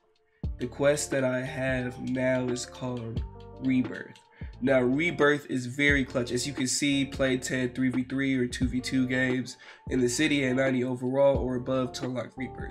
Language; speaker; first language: English; native; English